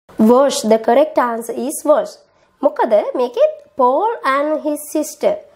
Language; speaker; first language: English; non-native, local second language; Sinhala